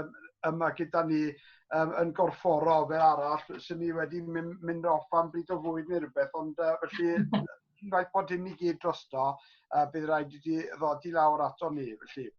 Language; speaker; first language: Welsh; native; Welsh